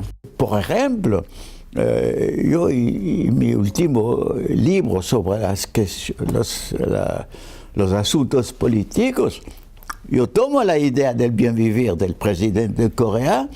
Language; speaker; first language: Spanish; non-native, fluent; French